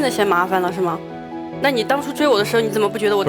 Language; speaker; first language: Chinese; native; Chinese